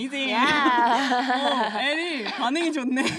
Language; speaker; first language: Korean; native; Korean